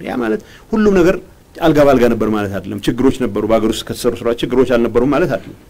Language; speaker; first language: Amharic; non-native, local second language; Tigrinya